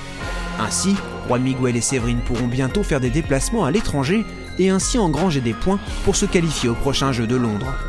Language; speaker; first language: French; native; French